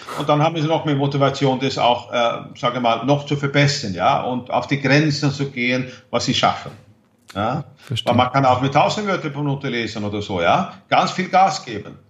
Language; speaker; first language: German; non-native, fluent; Swedish